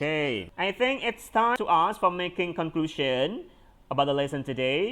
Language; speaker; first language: English; non-native, fluent; Indonesian